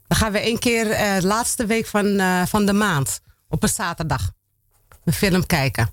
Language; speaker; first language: Dutch; early bilingual, other home language; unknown